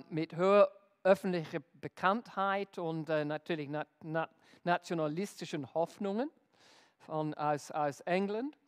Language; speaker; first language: German; non-native, fluent; English